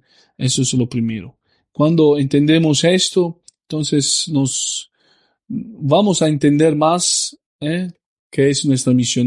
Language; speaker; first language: Spanish; non-native, fluent; Italian